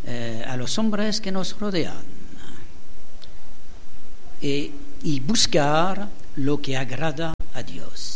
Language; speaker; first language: Spanish; non-native, fluent; French